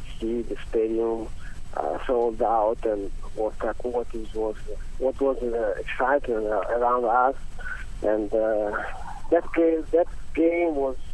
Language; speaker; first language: English; non-native, learner; Italian